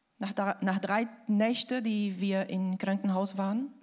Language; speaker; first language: German; non-native, fluent; Portuguese